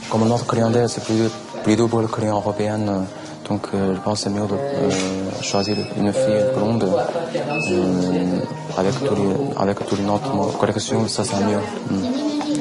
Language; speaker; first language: French; non-native, learner; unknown